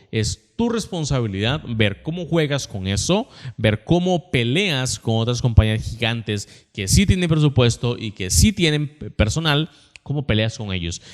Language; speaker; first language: Spanish; native; Spanish